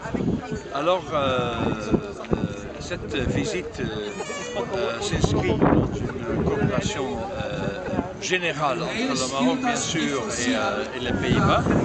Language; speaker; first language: French; non-native, fluent; Dutch